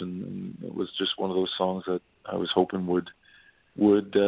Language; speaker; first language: English; native; English